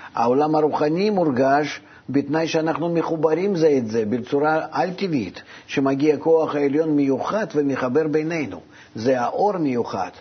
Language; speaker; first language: Hebrew; non-native, fluent; Russian